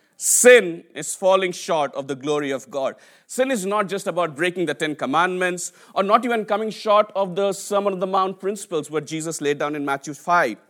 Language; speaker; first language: English; non-native, local second language; Telugu